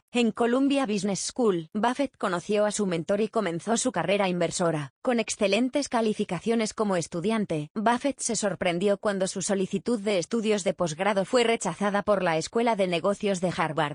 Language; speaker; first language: Spanish; native; Spanish